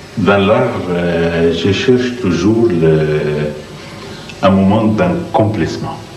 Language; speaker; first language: French; non-native, fluent; Arabic